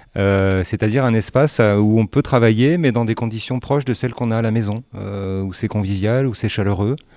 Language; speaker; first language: French; native; French